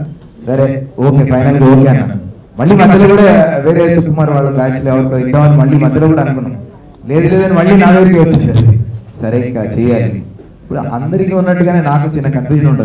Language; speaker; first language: Telugu; native; Telugu